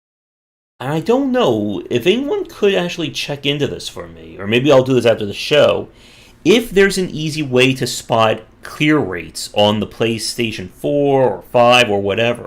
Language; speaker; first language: English; native; English